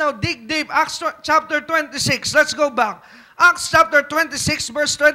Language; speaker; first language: English; non-native, local second language; Filipino